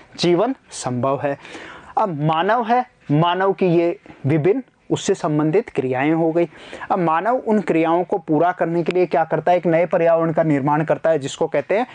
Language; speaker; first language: Hindi; native; Hindi